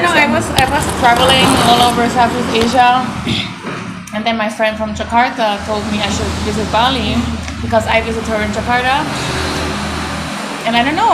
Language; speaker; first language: English; non-native, fluent; Swiss German